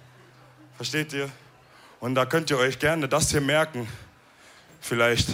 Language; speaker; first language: German; early bilingual, other home language; Wolof